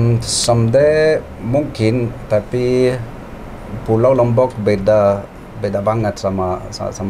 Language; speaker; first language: Indonesian; non-native, fluent; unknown